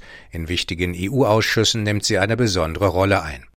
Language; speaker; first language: German; native; German